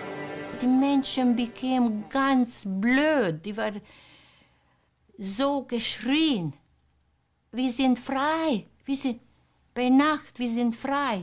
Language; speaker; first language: German; non-native, learner; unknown